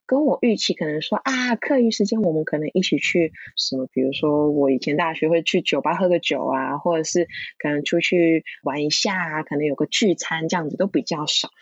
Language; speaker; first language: Chinese; non-native, local second language; Cantonese